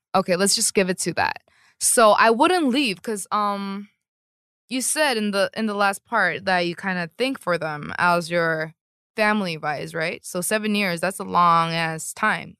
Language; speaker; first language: English; non-native, fluent; Korean